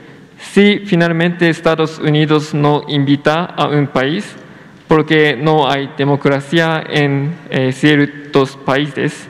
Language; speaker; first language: Spanish; non-native, fluent; Japanese